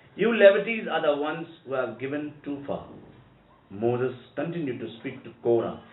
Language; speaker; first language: English; non-native, local second language; Telugu